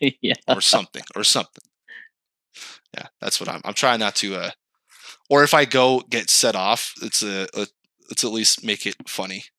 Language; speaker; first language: English; native; English